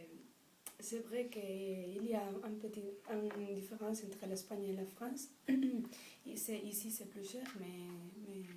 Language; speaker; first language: French; non-native, fluent; Spanish